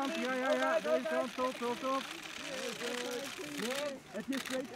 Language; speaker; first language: Dutch; native; Dutch